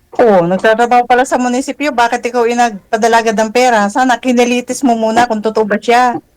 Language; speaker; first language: Filipino; native; Filipino